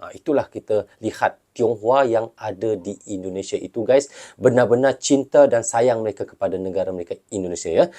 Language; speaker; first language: Malay; native; Malay